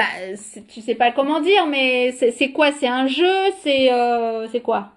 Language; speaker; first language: French; native; French